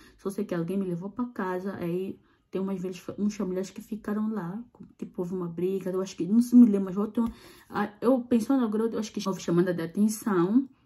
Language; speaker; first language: Portuguese; native; Portuguese